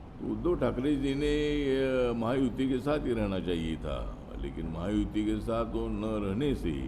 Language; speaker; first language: Hindi; non-native, local second language; Marathi